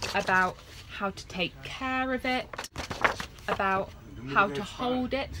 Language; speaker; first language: English; native; English